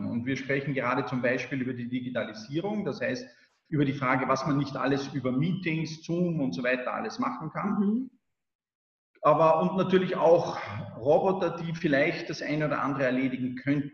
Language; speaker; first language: German; native; German